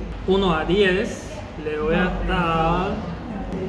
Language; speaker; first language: Spanish; non-native, learner; Chinese